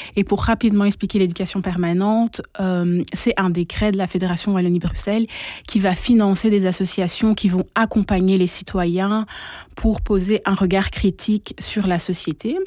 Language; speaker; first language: French; native; French